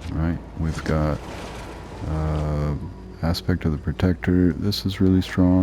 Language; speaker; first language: English; native; English